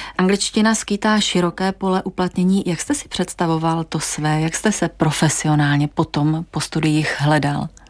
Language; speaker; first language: Czech; native; Czech